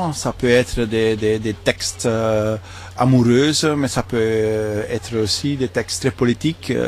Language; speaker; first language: French; non-native, local second language; Dutch